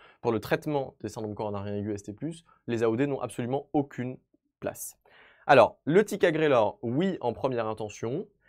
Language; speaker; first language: French; native; French